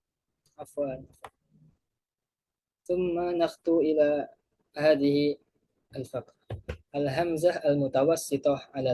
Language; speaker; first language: Arabic; non-native, fluent; Indonesian